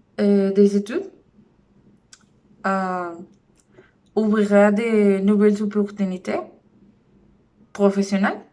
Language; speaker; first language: French; non-native, learner; Spanish